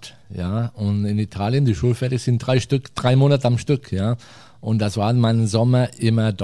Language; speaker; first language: German; non-native, fluent; Italian